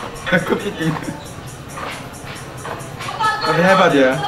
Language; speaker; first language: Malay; non-native, fluent; Korean